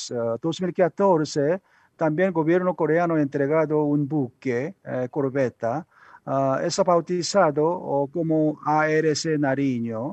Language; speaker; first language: Spanish; non-native, learner; Korean